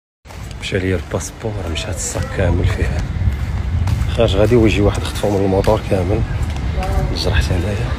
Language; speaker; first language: Arabic; native; Arabic